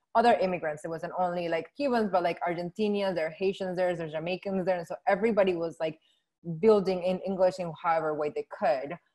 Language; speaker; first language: English; non-native, fluent; Spanish